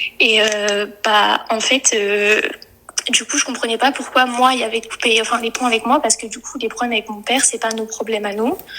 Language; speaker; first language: French; native; French